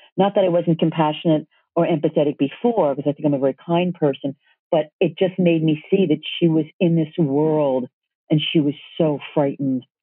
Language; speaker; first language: English; native; English